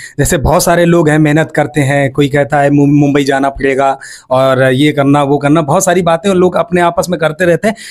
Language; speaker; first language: Hindi; native; Hindi